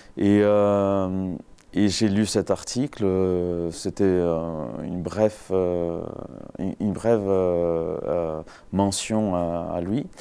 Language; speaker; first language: French; non-native, fluent; Portuguese